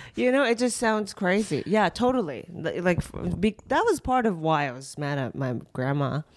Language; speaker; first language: English; early bilingual, other home language; Japanese